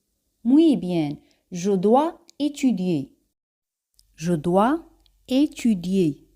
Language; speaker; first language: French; non-native, fluent; Spanish